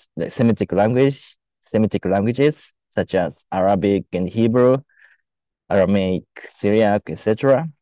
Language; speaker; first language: English; non-native, fluent; Japanese